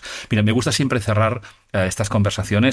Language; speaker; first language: Spanish; native; Spanish